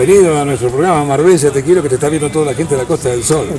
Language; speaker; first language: Spanish; native; Spanish